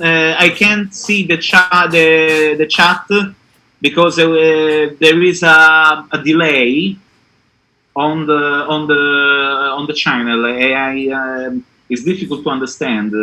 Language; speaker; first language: English; non-native, learner; Italian